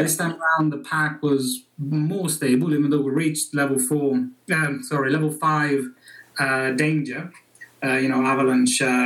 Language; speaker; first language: English; non-native, fluent; Italian